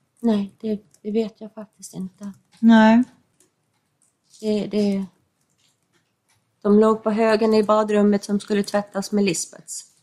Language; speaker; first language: Swedish; non-native, fluent; English